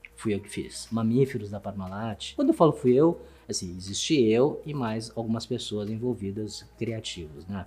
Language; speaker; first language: Portuguese; early bilingual, other home language; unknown